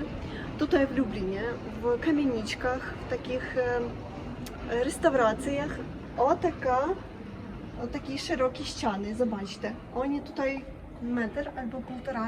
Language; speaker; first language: Polish; non-native, learner; Russian